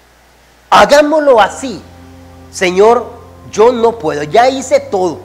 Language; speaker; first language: Spanish; native; Spanish